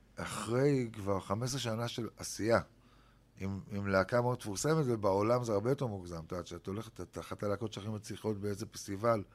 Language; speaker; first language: Hebrew; native; Hebrew